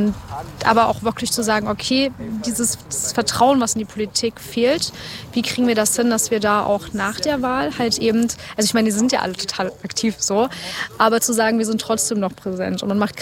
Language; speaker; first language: German; native; German